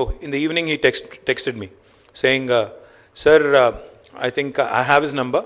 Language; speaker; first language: English; non-native, local second language; Telugu